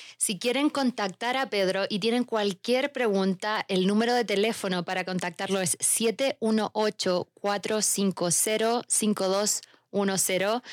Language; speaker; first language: Spanish; native; Spanish